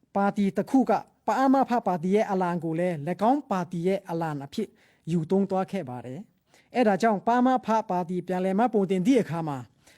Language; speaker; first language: Burmese; non-native, local second language; Pa'o Karen